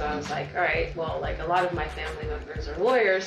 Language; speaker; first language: English; native; English